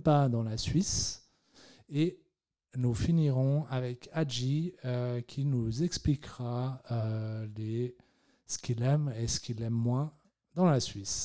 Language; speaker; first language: French; native; French